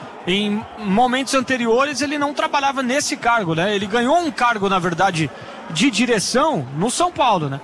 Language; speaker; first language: Portuguese; native; Portuguese